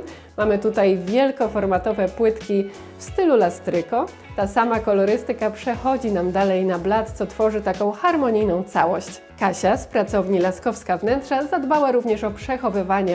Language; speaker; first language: Polish; native; Polish